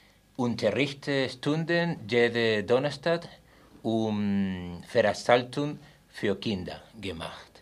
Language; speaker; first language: German; non-native, learner; Spanish